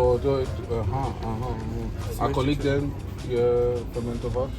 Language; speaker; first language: Czech; non-native, learner; English